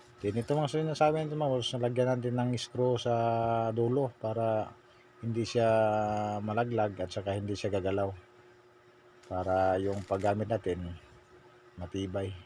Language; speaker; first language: Filipino; non-native, local second language; Cebuano